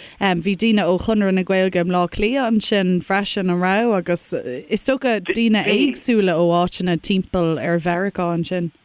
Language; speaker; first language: Irish; non-native, local second language; English